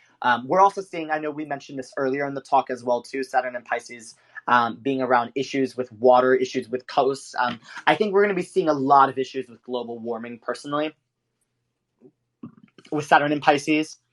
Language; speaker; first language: English; native; English